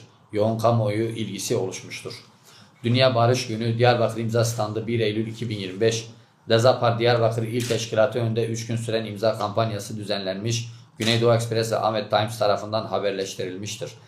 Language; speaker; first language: Turkish; native; Turkish